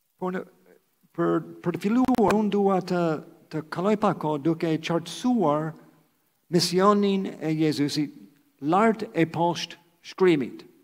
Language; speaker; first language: Albanian; non-native, fluent; English